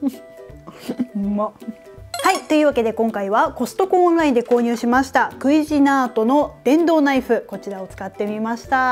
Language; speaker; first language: Japanese; native; Japanese